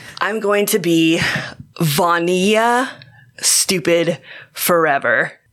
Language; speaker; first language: English; native; English